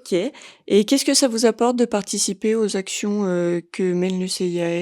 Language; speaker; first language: French; native; French